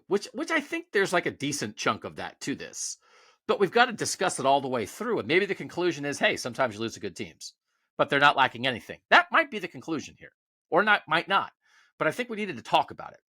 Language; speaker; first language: English; native; English